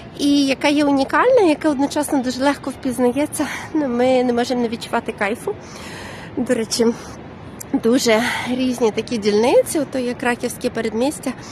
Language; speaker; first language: Ukrainian; native; Ukrainian